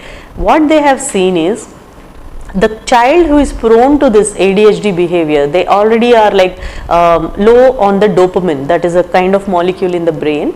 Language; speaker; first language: English; non-native, local second language; Telugu